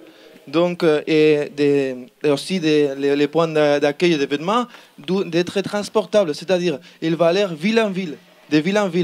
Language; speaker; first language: French; non-native, learner; Spanish